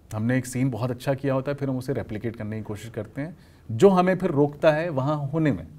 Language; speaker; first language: Hindi; native; Hindi